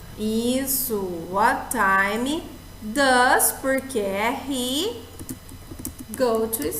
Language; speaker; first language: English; non-native, fluent; Portuguese